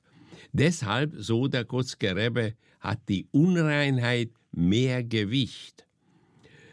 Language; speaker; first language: German; native; German